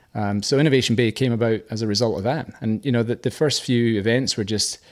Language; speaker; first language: English; native; English